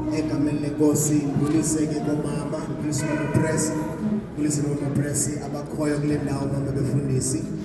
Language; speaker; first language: Zulu; non-native, local second language; Xhosa